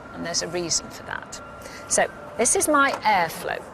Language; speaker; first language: English; native; English